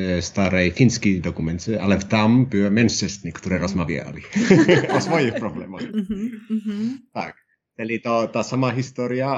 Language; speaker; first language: Polish; non-native, learner; Finnish